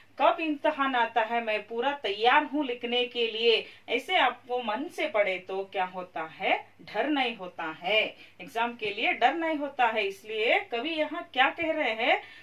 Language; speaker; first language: Hindi; non-native, local second language; Kannada